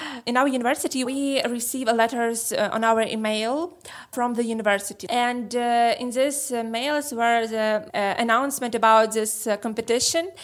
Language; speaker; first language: English; non-native, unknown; Ukrainian